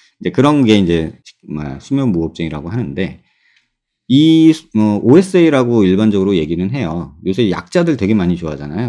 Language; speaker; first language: Korean; native; Korean